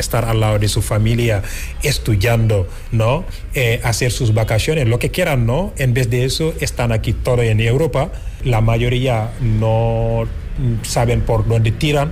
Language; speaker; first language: Spanish; non-native, fluent; Wolof